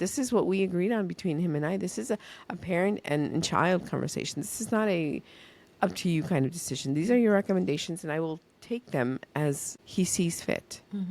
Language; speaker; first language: English; early bilingual, other home language; Spanish